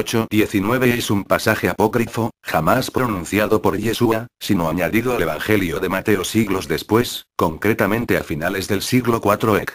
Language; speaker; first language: Spanish; native; Spanish